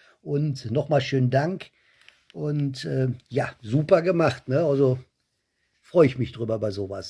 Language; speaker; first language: German; native; German